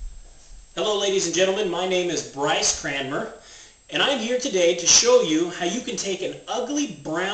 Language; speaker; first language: English; native; English